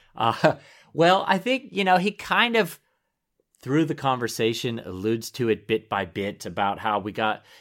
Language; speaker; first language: English; native; English